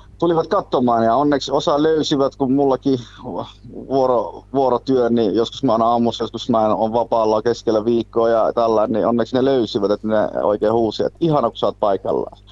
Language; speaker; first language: Finnish; early bilingual, other home language; Somali